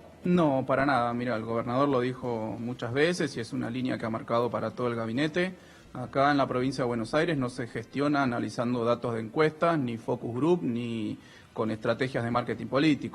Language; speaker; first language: Spanish; native; Spanish